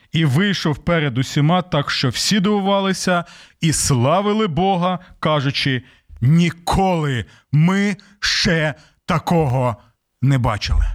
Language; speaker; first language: Ukrainian; native; Ukrainian